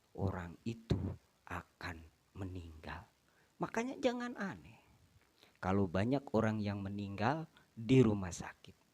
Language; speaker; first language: Indonesian; non-native, local second language; Sundanese